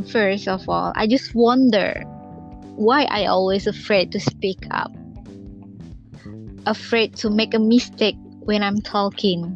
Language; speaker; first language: English; non-native, learner; Indonesian